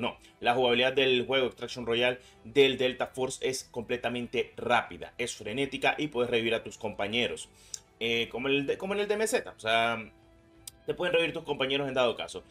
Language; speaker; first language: Spanish; native; Spanish